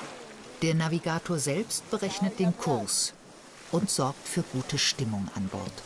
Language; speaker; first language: German; native; German